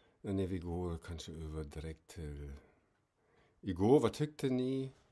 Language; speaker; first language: Swedish; non-native, fluent; German